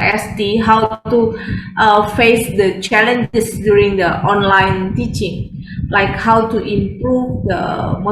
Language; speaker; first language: English; non-native, fluent; Indonesian